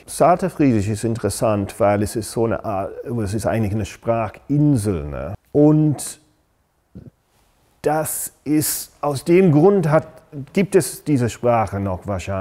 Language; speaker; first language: German; non-native, fluent; English